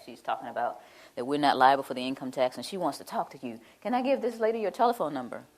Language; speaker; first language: English; native; English